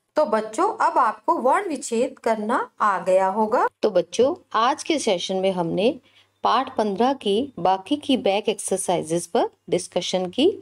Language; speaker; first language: Hindi; native; Hindi